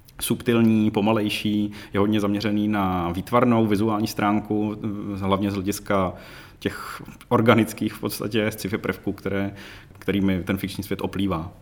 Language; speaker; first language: Czech; native; Czech